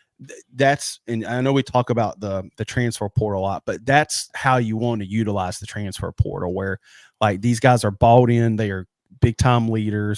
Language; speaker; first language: English; native; English